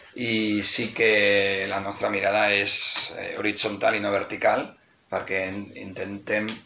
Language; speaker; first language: Catalan; non-native, local second language; Spanish